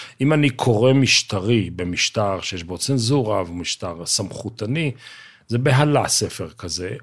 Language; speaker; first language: Hebrew; native; Hebrew